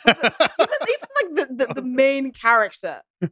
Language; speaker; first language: English; non-native, local second language; Akan